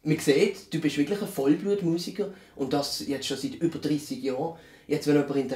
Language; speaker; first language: German; native; German